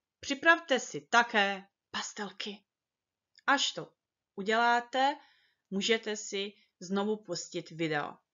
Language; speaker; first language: Czech; early bilingual, heritage; Czech